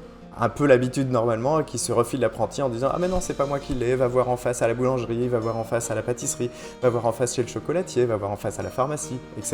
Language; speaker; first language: French; native; French